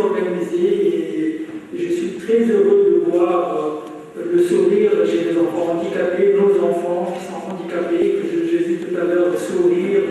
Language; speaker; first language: French; non-native, local second language; Arabic